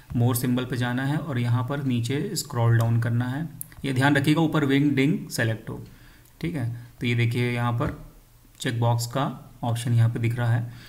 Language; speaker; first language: Hindi; native; Hindi